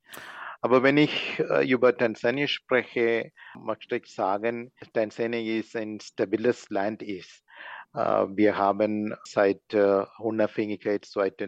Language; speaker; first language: German; non-native, learner; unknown